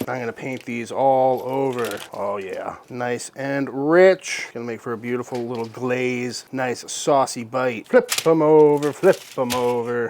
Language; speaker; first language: English; native; English